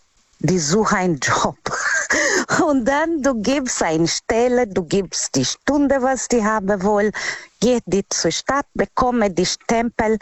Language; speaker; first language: German; non-native, learner; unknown